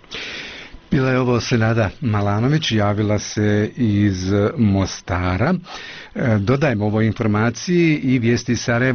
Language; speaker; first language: Croatian; native; Croatian